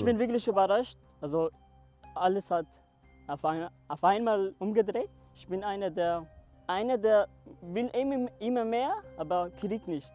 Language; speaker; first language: German; non-native, learner; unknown